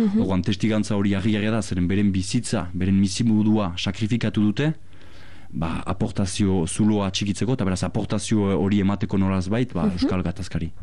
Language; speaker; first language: Basque; native; Basque